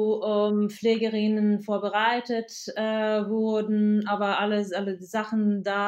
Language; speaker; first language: German; non-native, fluent; Spanish